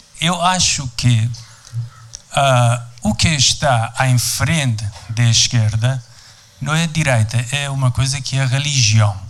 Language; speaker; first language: Portuguese; non-native, fluent; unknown